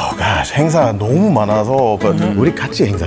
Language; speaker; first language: Korean; non-native, learner; English